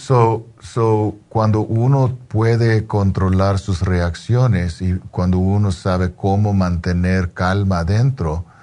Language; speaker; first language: Spanish; early bilingual, heritage; Spanish